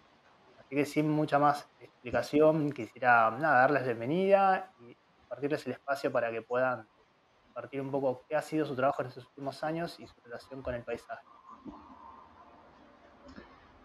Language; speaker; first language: Spanish; native; Spanish